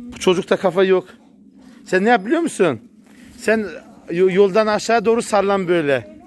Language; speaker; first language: Turkish; early bilingual, heritage; Turkish